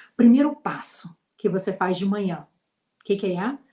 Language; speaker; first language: Portuguese; native; Portuguese